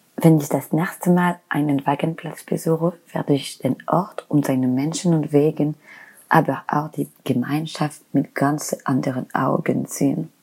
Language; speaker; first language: German; non-native, fluent; French